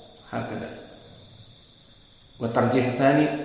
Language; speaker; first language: Arabic; non-native, fluent; Indonesian